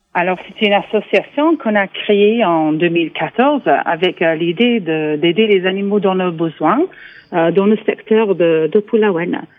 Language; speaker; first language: French; non-native, fluent; English